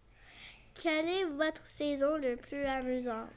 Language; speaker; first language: French; non-native, learner; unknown